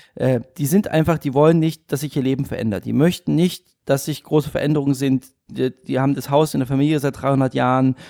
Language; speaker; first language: German; native; German